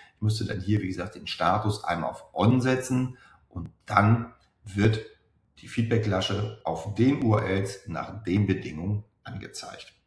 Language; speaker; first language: German; native; German